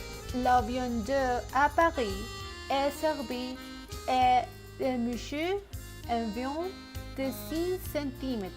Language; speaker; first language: French; non-native, learner; Spanish